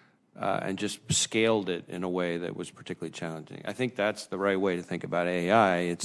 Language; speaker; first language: English; native; English